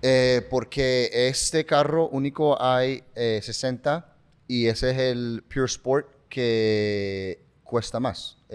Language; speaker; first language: Spanish; early bilingual, heritage; English